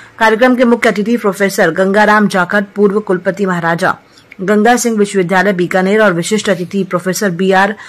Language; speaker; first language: Hindi; native; Hindi